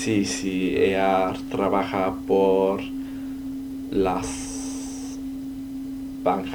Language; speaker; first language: Spanish; non-native, learner; English